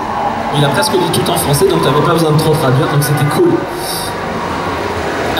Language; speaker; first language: French; native; French